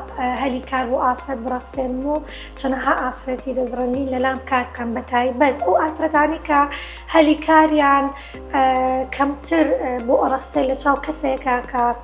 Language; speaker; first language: Central Kurdish; native; Central Kurdish